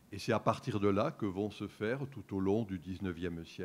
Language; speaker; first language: French; native; French